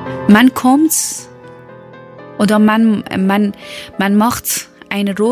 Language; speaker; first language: German; non-native, learner; Persian